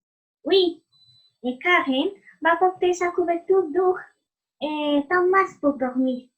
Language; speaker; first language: French; non-native, learner; Spanish